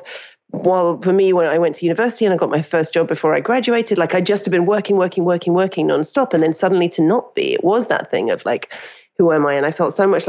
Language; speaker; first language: English; native; English